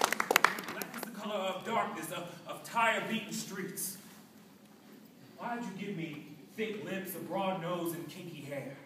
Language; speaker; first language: English; native; English